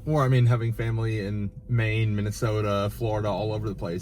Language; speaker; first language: English; native; English